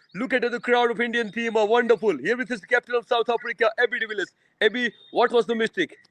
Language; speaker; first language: English; non-native, local second language; Gujarati